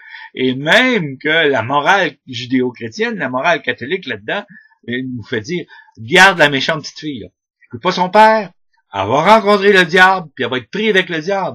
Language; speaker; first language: French; native; French